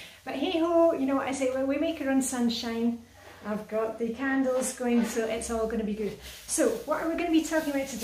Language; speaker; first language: English; native; English